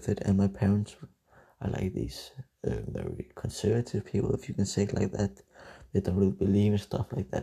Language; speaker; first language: English; non-native, fluent; Danish